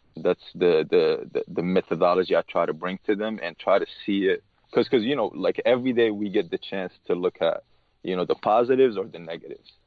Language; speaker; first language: English; early bilingual, other home language; Arabic